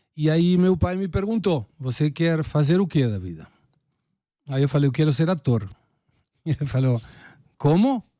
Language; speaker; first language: Portuguese; non-native, fluent; Spanish